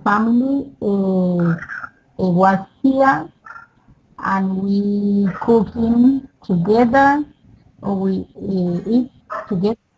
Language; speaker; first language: English; non-native, learner; Spanish